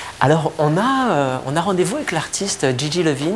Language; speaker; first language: French; native; French